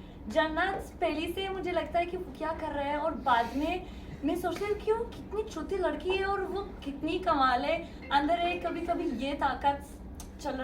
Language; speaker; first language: Hindi; non-native, learner; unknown